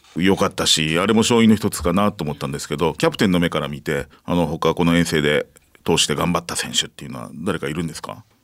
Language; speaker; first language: Japanese; native; Japanese